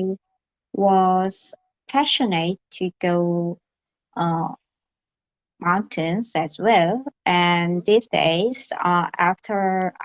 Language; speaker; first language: English; non-native, learner; Korean